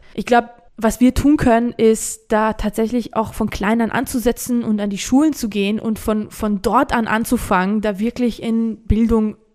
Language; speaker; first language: German; non-native, fluent; Georgian